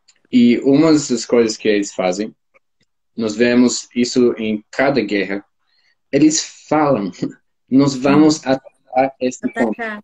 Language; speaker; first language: Portuguese; non-native, fluent; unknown